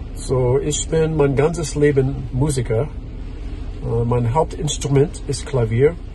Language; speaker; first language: German; non-native, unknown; English